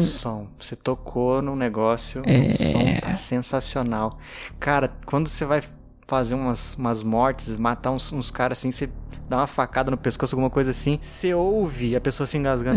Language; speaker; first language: Portuguese; native; Portuguese